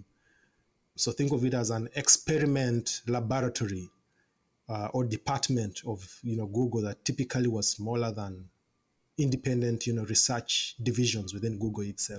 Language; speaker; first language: English; non-native, local second language; Ganda